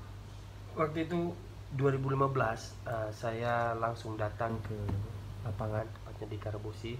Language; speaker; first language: Indonesian; non-native, local second language; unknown